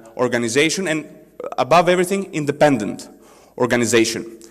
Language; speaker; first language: English; non-native, fluent; Greek